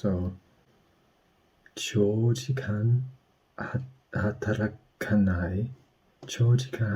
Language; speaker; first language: Japanese; non-native, learner; English